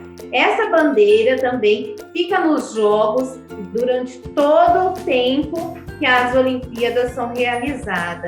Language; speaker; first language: Portuguese; native; Portuguese